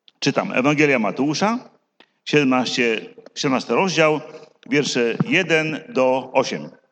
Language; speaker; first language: Polish; native; Polish